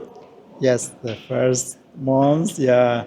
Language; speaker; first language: English; non-native, learner; Persian